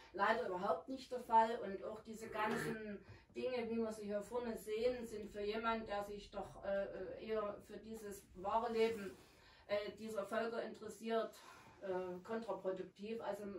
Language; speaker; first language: German; native; German